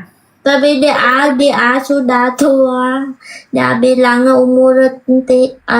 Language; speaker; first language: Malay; non-native, learner; Vietnamese